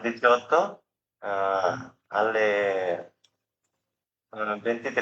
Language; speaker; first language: Italian; non-native, learner; Bangla